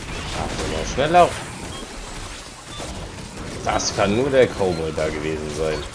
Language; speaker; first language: German; native; German